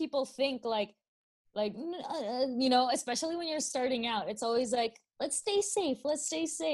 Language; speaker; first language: English; non-native, local second language; Filipino